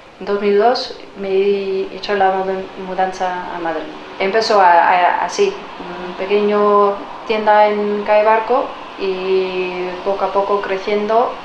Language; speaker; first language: Spanish; non-native, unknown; Dutch